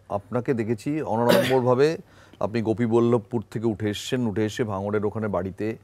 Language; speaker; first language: Bangla; native; Bangla